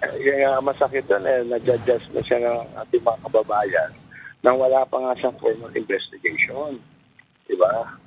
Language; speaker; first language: Filipino; native; Filipino